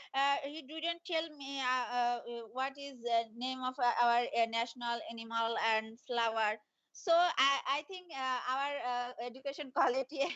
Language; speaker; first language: English; non-native, learner; Bangla